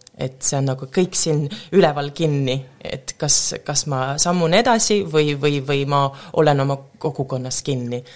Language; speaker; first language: Estonian; native; Estonian